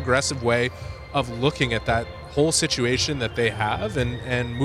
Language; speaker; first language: English; native; English